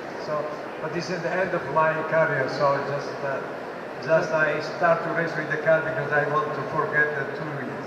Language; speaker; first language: English; non-native, learner; Italian